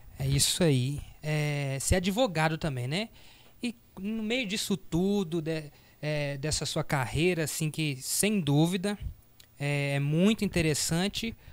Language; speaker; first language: Portuguese; native; Portuguese